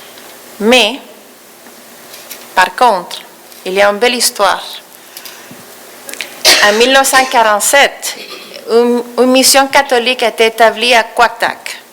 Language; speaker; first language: French; non-native, fluent; Spanish